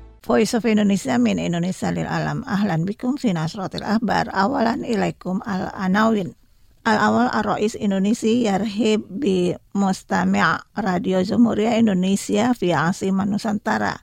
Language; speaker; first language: Arabic; non-native, fluent; Indonesian